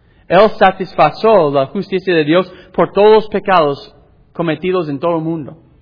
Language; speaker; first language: Spanish; non-native, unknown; English